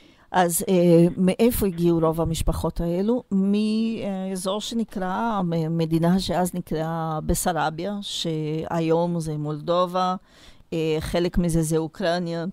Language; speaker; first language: Hebrew; non-native, fluent; Portuguese